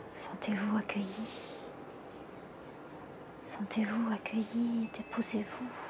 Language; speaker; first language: French; native; French